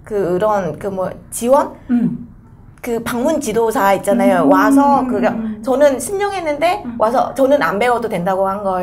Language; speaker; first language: Korean; non-native, fluent; Vietnamese